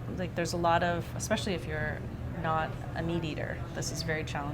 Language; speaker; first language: English; native; English